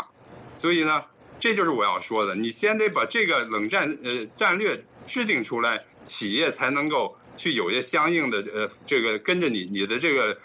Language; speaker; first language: Chinese; native; Chinese